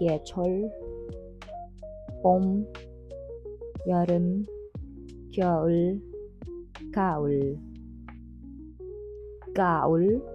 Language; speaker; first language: Korean; non-native, learner; Filipino